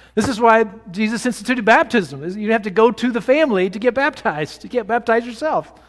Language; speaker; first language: English; native; English